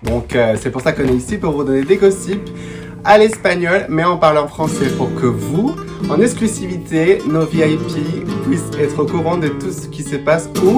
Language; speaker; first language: French; non-native, fluent; Spanish